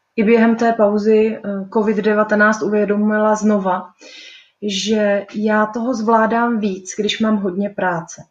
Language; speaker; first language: Czech; native; Czech